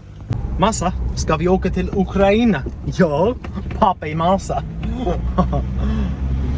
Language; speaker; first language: Swedish; non-native, learner; English